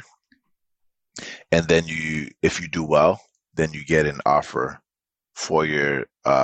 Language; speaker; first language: English; native; English